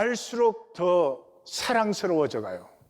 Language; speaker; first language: Korean; native; Korean